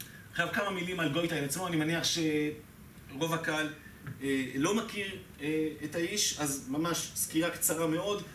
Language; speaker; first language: Hebrew; native; Hebrew